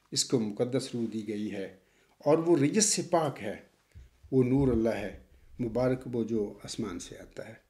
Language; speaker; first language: Urdu; native; Urdu